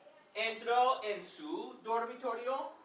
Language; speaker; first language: Spanish; non-native, fluent; English